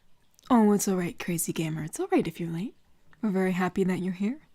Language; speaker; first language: English; native; English